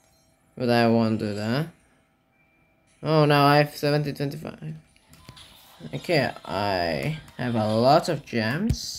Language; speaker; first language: English; non-native, learner; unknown